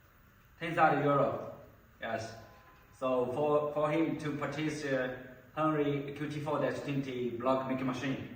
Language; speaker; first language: English; non-native, learner; Chinese